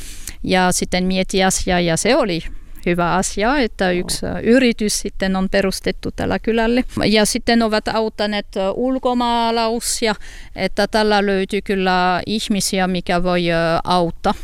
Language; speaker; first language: Finnish; non-native, learner; French